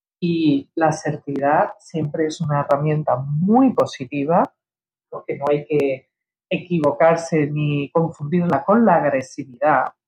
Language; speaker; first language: Spanish; early bilingual, heritage; Spanish